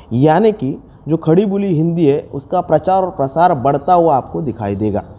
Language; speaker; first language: Hindi; non-native, local second language; Marathi